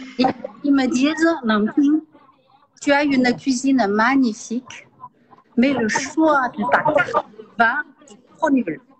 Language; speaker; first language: French; non-native, fluent; Chinese